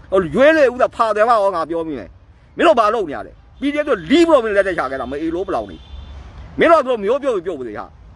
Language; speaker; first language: Burmese; native; Burmese